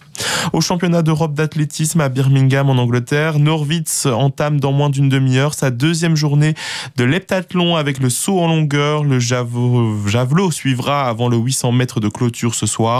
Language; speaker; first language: French; native; French